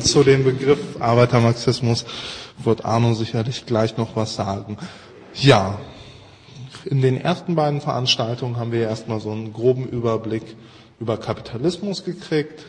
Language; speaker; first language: German; native; German